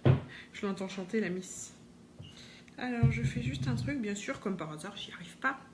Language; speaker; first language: French; native; French